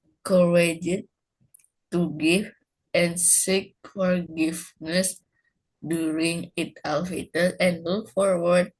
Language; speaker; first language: English; non-native, learner; Indonesian